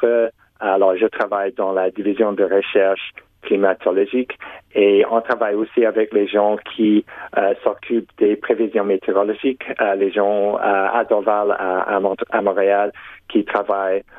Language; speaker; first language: French; non-native, local second language; English